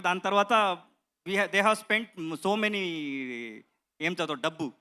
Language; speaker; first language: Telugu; non-native, local second language; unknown